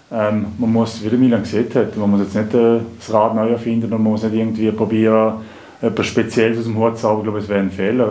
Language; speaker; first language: German; native; German